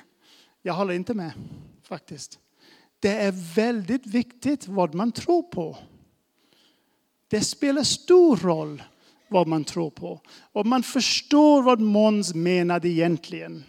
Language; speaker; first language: Swedish; non-native, fluent; English